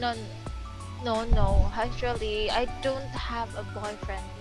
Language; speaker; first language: English; non-native, local second language; Filipino